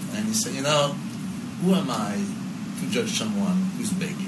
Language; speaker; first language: English; non-native, fluent; French